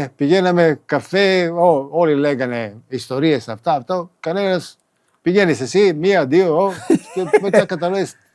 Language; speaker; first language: Greek; non-native, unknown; Serbian